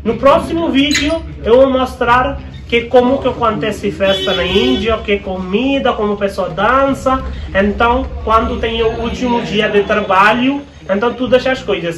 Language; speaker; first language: Portuguese; non-native, learner; Hindi